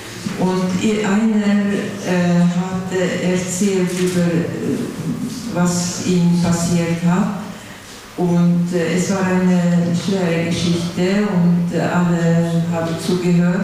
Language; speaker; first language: German; non-native, fluent; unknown